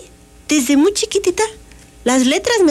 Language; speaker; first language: Spanish; native; Spanish